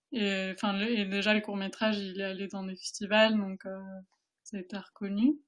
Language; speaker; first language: French; early bilingual, other home language; Spanish